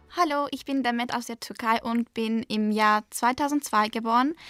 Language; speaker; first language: German; non-native, fluent; Turkish